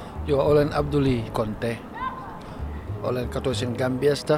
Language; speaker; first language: Finnish; non-native, learner; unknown